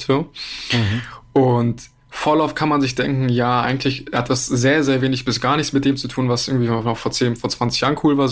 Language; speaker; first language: German; native; German